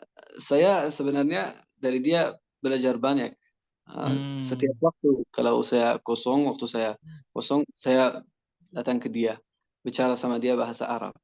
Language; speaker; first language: Indonesian; non-native, learner; Persian